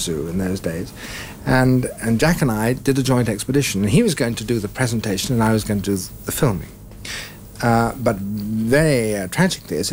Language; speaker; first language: English; native; English